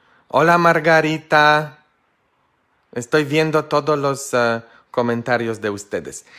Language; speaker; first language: Spanish; non-native, fluent; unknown